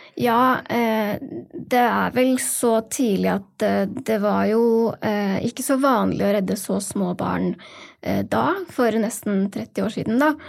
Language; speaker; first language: Norwegian; native; Norwegian